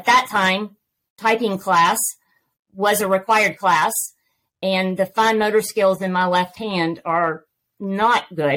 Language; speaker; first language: English; native; English